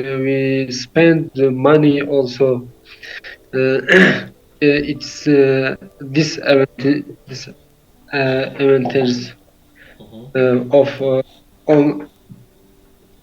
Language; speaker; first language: English; non-native, learner; Tajik